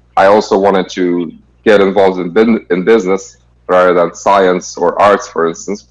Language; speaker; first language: English; non-native, fluent; Kazakh